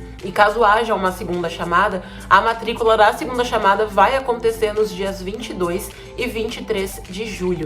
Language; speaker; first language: Portuguese; native; Portuguese